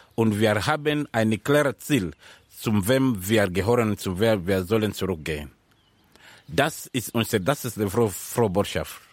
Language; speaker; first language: German; non-native, learner; Swahili